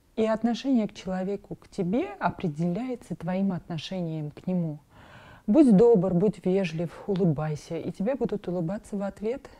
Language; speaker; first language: Russian; non-native, local second language; Armenian